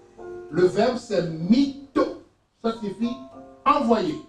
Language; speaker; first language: French; native; French